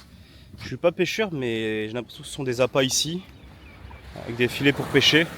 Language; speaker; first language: French; native; French